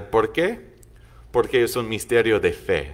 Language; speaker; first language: Spanish; non-native, fluent; English